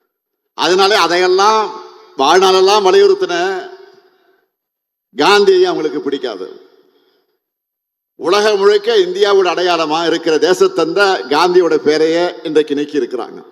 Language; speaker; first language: Tamil; native; Tamil